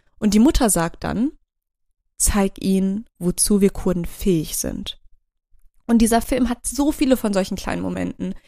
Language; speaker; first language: German; early bilingual, other home language; Turkish